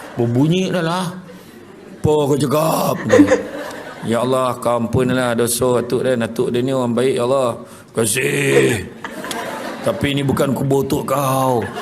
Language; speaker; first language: Malay; native; Malay